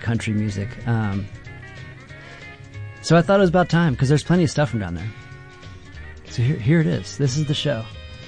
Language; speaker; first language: English; native; English